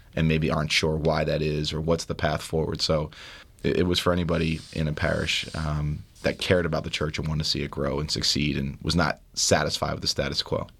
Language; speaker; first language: English; native; English